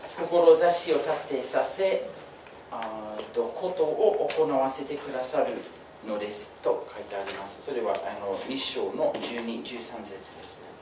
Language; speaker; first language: Japanese; non-native, fluent; English